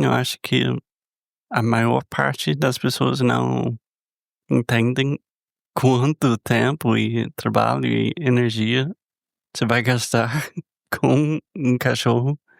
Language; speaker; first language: Portuguese; non-native, fluent; English